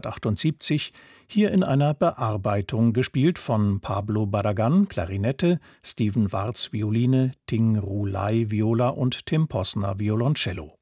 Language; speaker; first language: German; native; German